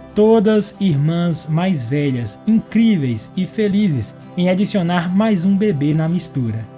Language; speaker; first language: Portuguese; native; Portuguese